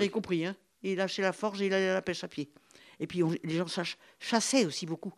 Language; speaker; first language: French; native; French